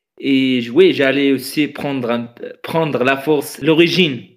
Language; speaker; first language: French; non-native, fluent; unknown